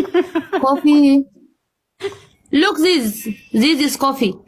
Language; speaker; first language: English; non-native, learner; Amharic